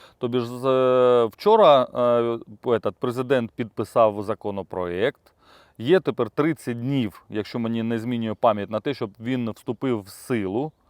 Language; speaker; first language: Ukrainian; non-native, local second language; Russian